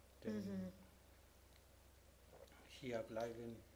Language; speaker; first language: German; non-native, learner; Spanish